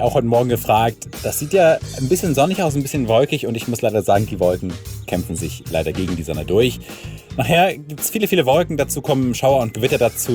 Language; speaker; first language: German; native; German